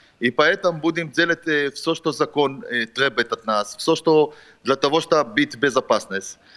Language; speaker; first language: Russian; non-native, fluent; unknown